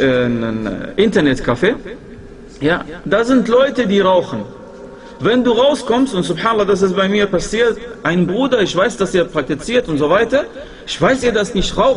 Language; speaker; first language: German; non-native, fluent; Arabic